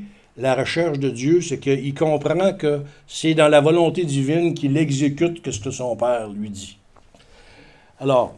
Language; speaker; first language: French; native; French